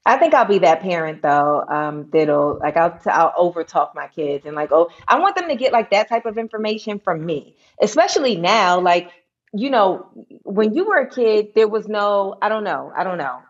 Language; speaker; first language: English; native; English